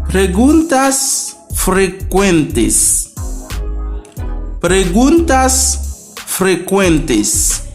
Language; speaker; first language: Spanish; non-native, fluent; Haitian Creole